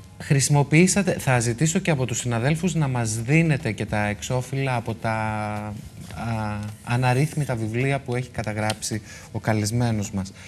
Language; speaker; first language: Greek; native; Greek